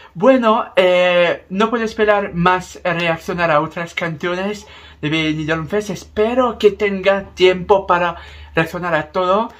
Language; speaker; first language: Spanish; non-native, learner; French